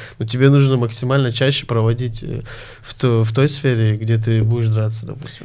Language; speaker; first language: Russian; early bilingual, other home language; Azerbaijani